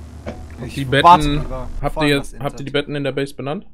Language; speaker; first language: German; native; German